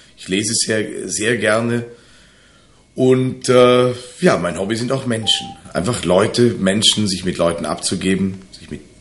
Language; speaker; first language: German; native; German